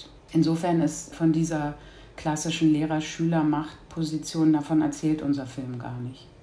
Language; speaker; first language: German; native; German